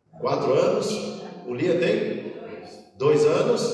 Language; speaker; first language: Portuguese; native; Portuguese